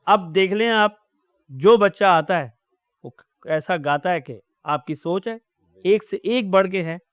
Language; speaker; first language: Urdu; native; Urdu